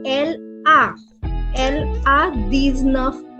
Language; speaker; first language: French; non-native, fluent; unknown